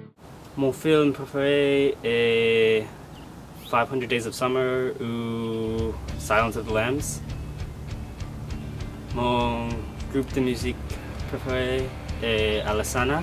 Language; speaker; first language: French; non-native, learner; English